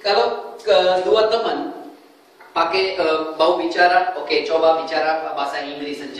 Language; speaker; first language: Indonesian; non-native, fluent; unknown